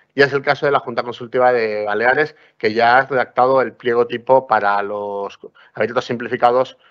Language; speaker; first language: Spanish; non-native, local second language; Catalan